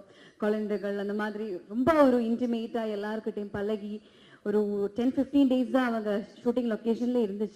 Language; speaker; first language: Tamil; non-native, fluent; Malayalam